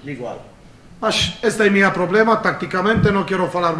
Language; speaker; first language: Portuguese; non-native, fluent; Romanian